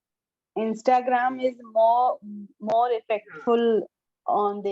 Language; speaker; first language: English; non-native, learner; Hindi